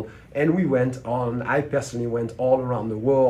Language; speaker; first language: English; non-native, fluent; French